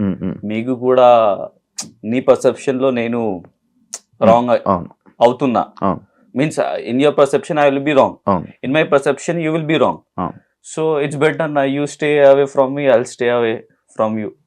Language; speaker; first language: Telugu; non-native, learner; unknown